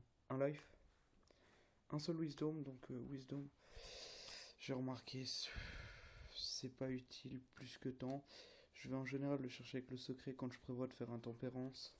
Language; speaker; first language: French; native; French